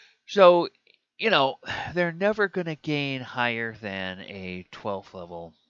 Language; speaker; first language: English; native; English